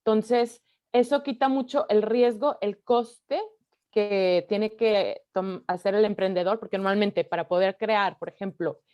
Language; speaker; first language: Spanish; early bilingual, heritage; Spanish